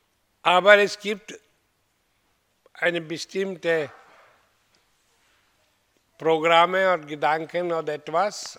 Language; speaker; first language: German; non-native, learner; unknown